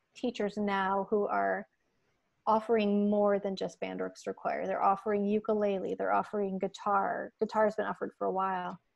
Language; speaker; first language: English; native; English